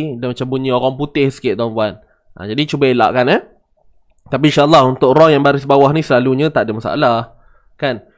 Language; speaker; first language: Malay; native; Malay